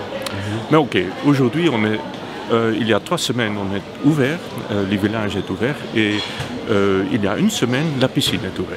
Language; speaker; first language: French; non-native, local second language; Dutch